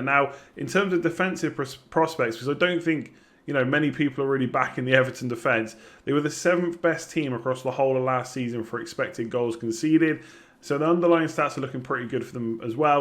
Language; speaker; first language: English; native; English